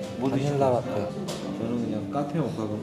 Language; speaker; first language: Korean; native; Korean